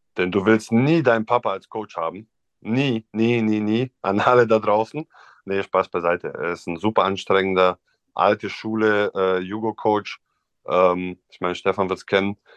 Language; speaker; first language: German; non-native, fluent; Serbian